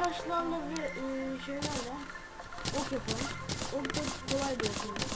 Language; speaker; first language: Turkish; native; Turkish